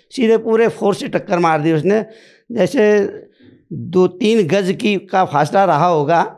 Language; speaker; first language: Hindi; native; Hindi